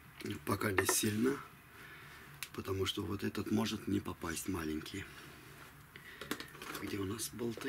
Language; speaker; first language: Russian; non-native, fluent; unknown